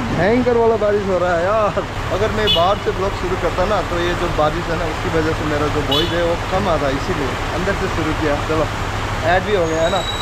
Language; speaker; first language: Hindi; non-native, local second language; Nepali